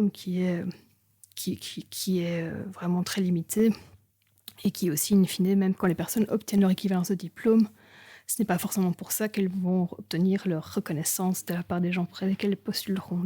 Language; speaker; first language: French; native; French